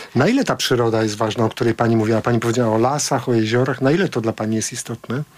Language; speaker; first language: Polish; native; Polish